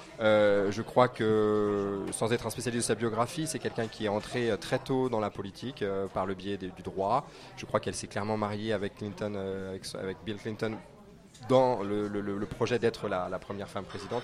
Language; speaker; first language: French; native; French